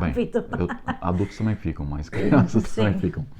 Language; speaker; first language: Portuguese; non-native, fluent; English